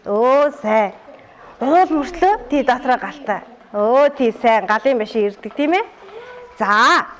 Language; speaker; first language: Mongolian; native; Mongolian